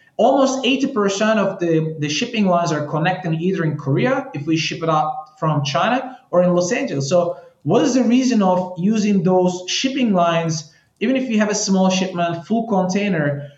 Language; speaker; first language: English; non-native, fluent; Turkish